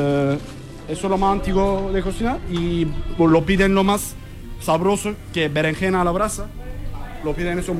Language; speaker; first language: Spanish; non-native, learner; Turkish